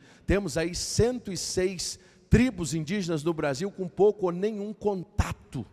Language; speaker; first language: Portuguese; native; Portuguese